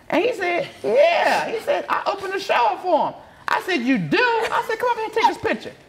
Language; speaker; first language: English; native; English